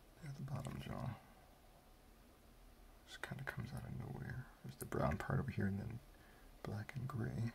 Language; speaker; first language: English; native; English